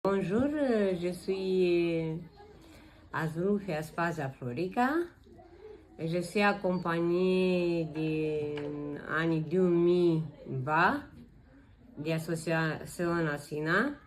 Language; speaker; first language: French; non-native, learner; Romanian